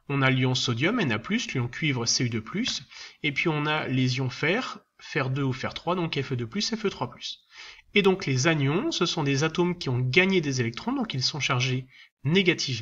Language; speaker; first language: French; native; French